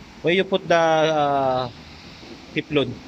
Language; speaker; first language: English; non-native, learner; Filipino